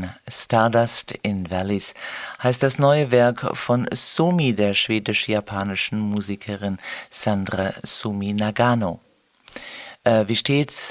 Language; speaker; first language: German; native; German